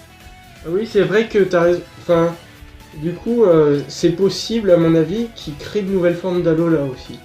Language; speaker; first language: French; native; French